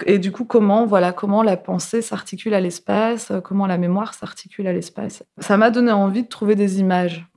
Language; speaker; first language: French; native; French